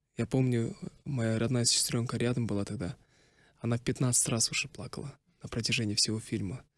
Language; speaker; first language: Russian; non-native, local second language; Kazakh